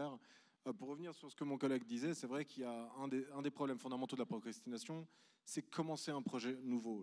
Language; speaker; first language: French; native; French